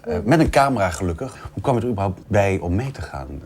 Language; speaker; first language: Dutch; native; Dutch